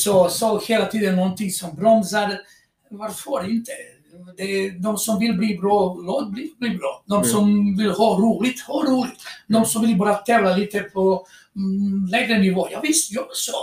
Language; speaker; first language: Swedish; non-native, fluent; Croatian